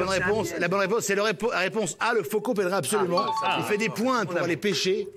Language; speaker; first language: French; native; French